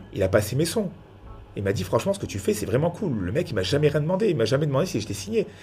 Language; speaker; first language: French; native; French